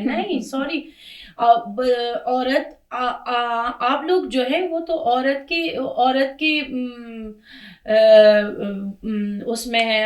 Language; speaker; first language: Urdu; non-native, fluent; Persian